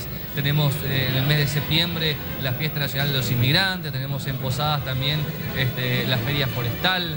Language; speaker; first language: Spanish; native; Spanish